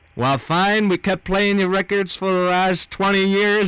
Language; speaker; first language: English; non-native, fluent; German